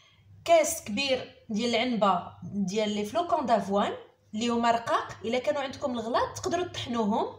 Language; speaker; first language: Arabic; native; Arabic